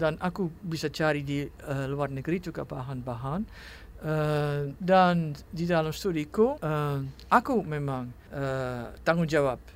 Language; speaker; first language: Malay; non-native, fluent; Dutch